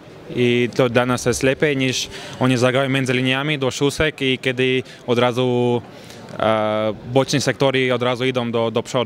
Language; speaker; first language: Polish; non-native, fluent; Latvian